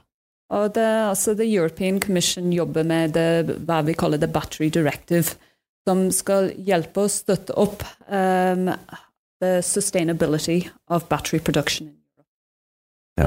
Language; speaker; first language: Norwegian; non-native, fluent; English